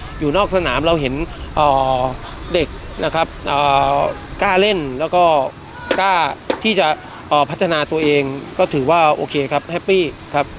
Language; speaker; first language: Thai; native; Thai